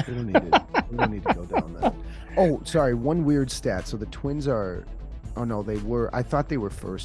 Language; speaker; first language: English; native; English